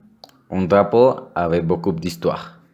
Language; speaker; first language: French; non-native, learner; Spanish